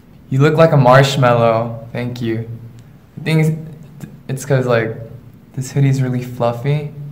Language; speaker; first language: English; early bilingual, other home language; Korean